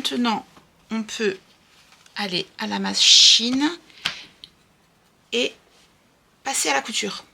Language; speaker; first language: French; native; French